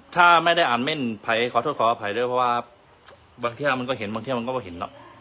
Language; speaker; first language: Thai; native; Thai